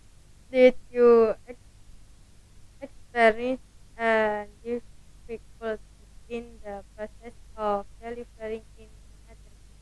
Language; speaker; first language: English; non-native, learner; Indonesian